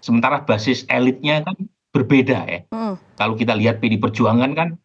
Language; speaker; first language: Indonesian; native; Indonesian